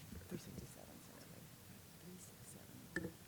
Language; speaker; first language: English; native; English